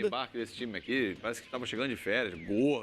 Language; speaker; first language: Portuguese; native; Portuguese